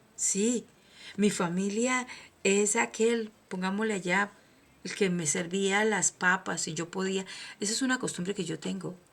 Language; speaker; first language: Spanish; native; Spanish